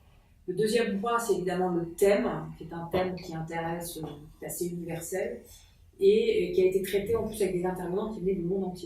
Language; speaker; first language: French; native; French